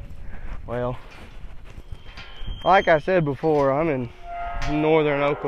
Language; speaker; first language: English; native; English